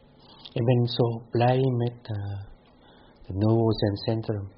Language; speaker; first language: Dutch; non-native, fluent; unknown